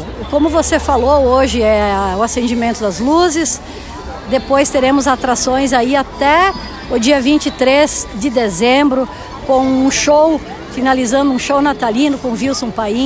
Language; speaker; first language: Portuguese; native; Portuguese